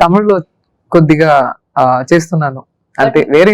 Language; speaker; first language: Telugu; non-native, learner; Tamil